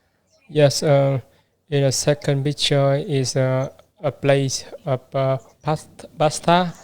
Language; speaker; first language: English; non-native, learner; Vietnamese